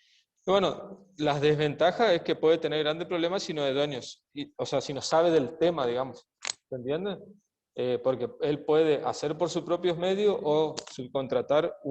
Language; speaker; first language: Spanish; native; Spanish